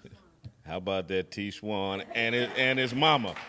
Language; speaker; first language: English; native; English